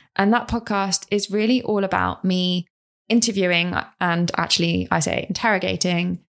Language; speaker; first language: English; native; English